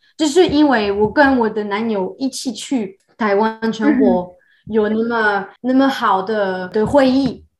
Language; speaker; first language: Chinese; non-native, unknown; French